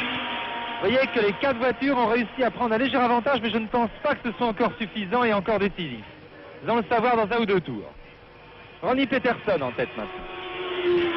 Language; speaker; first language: French; native; French